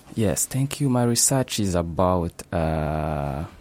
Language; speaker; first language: English; non-native, local second language; Kinyarwanda